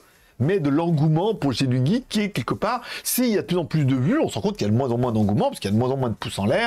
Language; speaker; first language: French; native; French